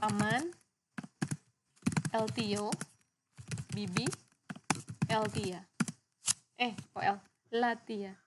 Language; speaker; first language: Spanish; non-native, learner; Indonesian